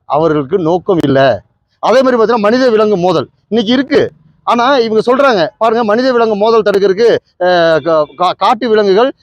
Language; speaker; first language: Tamil; native; Tamil